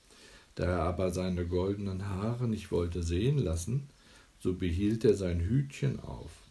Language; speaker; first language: German; native; German